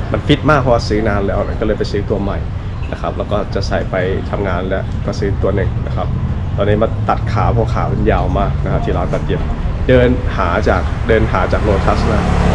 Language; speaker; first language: Thai; native; Thai